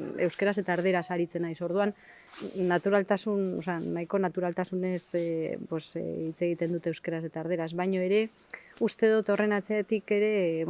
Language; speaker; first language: Basque; non-native, local second language; Spanish